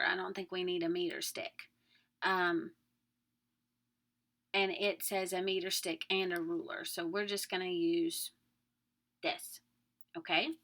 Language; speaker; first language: English; native; English